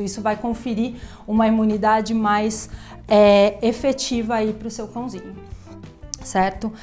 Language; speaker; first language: Portuguese; native; Portuguese